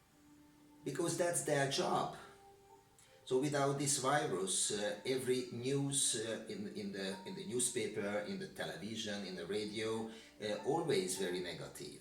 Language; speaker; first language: English; non-native, learner; Hungarian